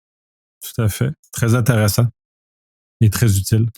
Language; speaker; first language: French; native; French